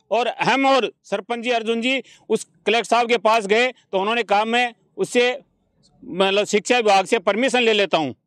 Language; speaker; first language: Hindi; native; Hindi